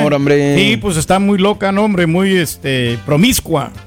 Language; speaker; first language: Spanish; native; Spanish